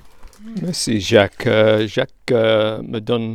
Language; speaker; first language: French; non-native, learner; English